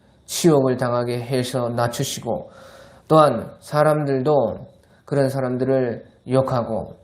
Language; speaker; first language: Korean; native; Korean